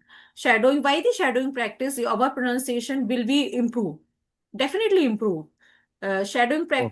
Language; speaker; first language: English; non-native, learner; Hindi